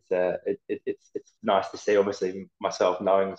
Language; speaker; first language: English; native; English